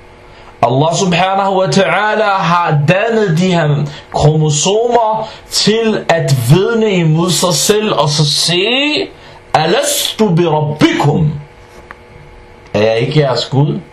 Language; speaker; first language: Danish; non-native, fluent; Arabic